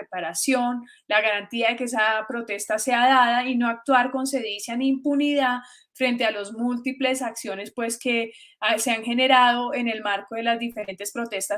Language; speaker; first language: Spanish; native; Spanish